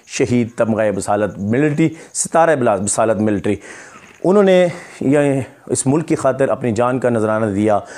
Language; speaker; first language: Urdu; non-native, local second language; Punjabi